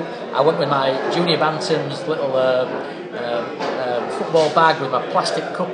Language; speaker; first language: English; native; English